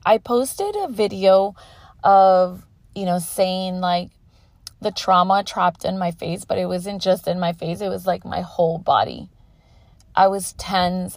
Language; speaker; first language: English; early bilingual, other home language; Spanish